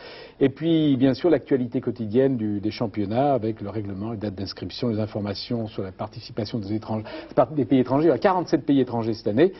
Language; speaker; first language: French; native; French